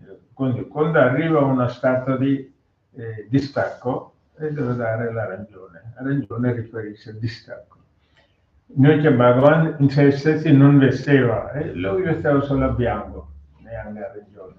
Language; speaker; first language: Italian; non-native, learner; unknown